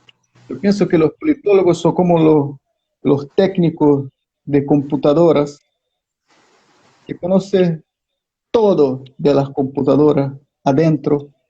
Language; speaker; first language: Spanish; non-native, fluent; Portuguese